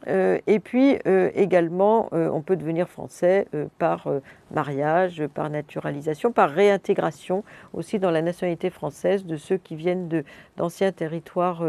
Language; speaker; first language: French; native; French